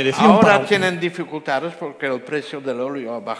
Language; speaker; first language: Spanish; non-native, fluent; Dutch